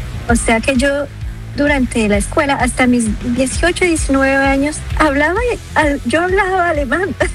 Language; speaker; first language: Spanish; early bilingual, heritage; Spanish